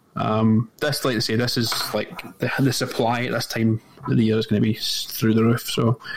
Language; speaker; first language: English; native; English